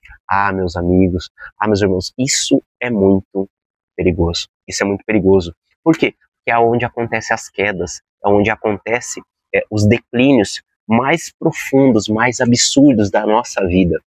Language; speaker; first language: Portuguese; native; Portuguese